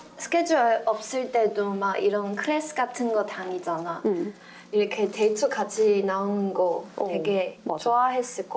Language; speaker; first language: Korean; non-native, fluent; Chinese